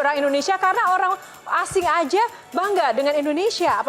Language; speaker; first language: Indonesian; native; Indonesian